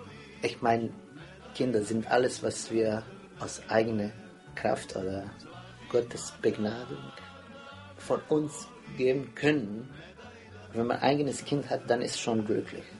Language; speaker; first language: German; non-native, fluent; Croatian